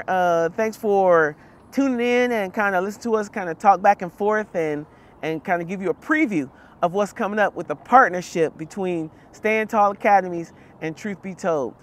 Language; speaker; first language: English; native; English